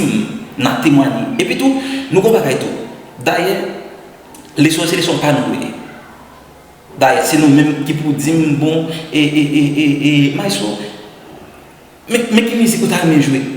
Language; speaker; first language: French; non-native, learner; Haitian Creole